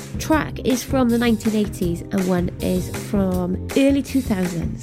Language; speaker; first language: English; native; English